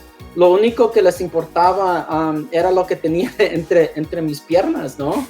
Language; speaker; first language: Spanish; early bilingual, heritage; Spanish